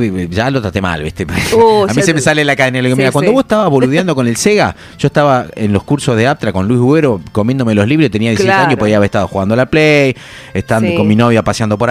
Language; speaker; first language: Spanish; native; Spanish